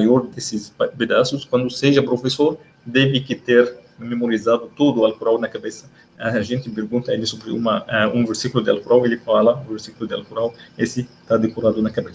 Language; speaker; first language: Portuguese; non-native, fluent; Arabic